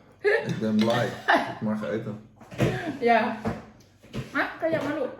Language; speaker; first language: Dutch; non-native, learner; Thai